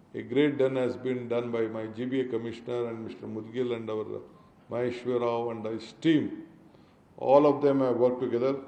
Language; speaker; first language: English; non-native, local second language; Kannada